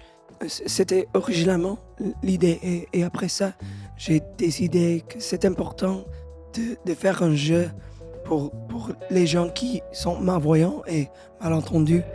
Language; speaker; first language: French; non-native, learner; English